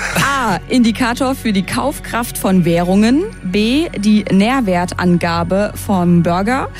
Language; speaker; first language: German; early bilingual, other home language; Turkish